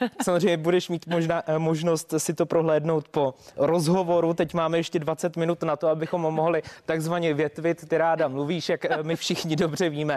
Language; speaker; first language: Czech; native; Czech